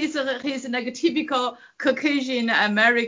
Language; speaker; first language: English; non-native, fluent; Chinese